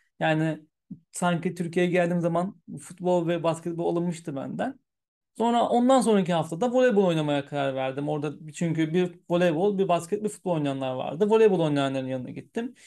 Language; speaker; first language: Turkish; early bilingual, heritage; Turkish